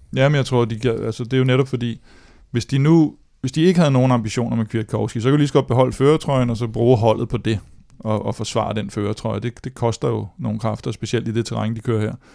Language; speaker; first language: Danish; native; Danish